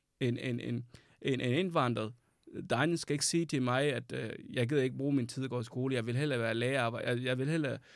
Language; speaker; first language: Danish; non-native, fluent; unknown